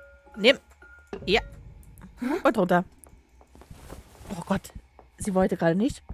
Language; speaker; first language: German; native; German